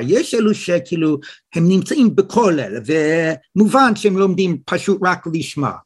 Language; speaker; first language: Hebrew; non-native, fluent; English